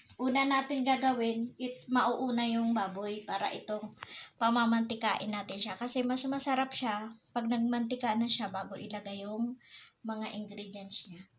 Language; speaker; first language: Filipino; non-native, local second language; Bikol